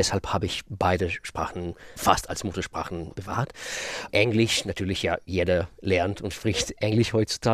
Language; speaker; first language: German; non-native, fluent; Russian